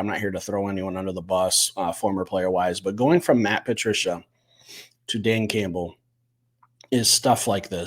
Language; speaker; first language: English; native; English